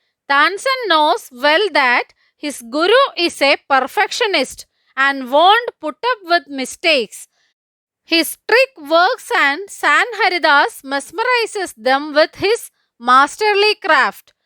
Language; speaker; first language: English; non-native, local second language; Malayalam